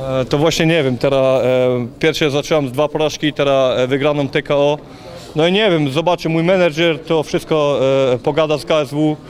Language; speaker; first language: Polish; early bilingual, heritage; Polish